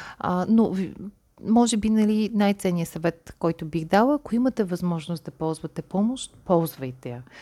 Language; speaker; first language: Bulgarian; native; Bulgarian